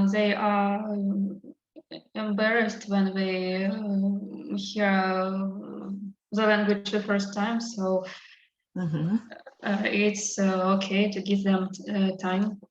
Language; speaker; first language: English; non-native, learner; Russian